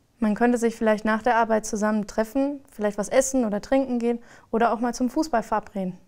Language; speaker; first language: German; native; German